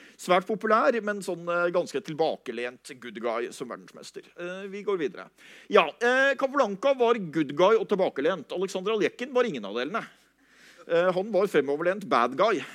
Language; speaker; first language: Norwegian; native; Norwegian